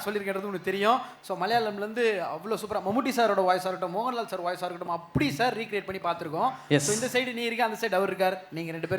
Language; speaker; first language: Tamil; native; Tamil